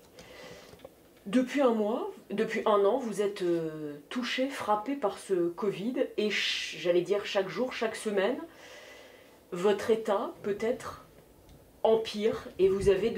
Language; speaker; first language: French; native; French